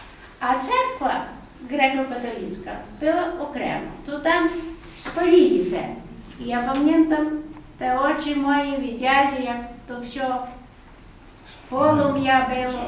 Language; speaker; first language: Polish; non-native, local second language; Ukrainian